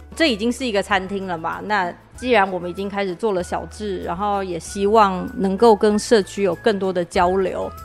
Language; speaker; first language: Chinese; native; Chinese